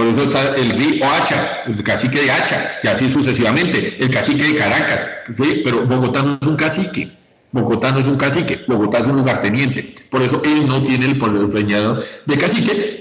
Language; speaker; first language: Spanish; native; Spanish